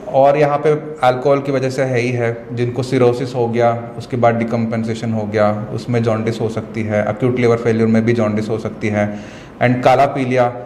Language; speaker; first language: Hindi; non-native, local second language; Kannada